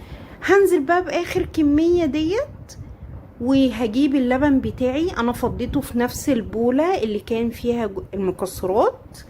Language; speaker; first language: Arabic; native; Arabic